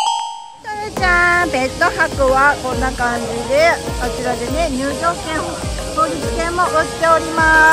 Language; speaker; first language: Japanese; native; Japanese